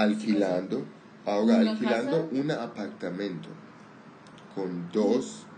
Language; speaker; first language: Spanish; non-native, learner; Armenian